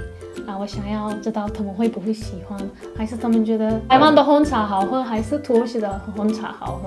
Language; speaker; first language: Chinese; non-native, fluent; Turkish